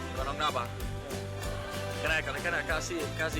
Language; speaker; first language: Vietnamese; non-native, learner; English